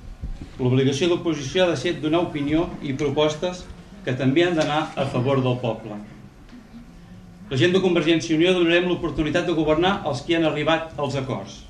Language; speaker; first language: Catalan; native; Catalan